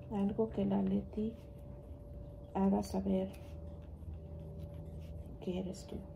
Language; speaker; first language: Spanish; native; Spanish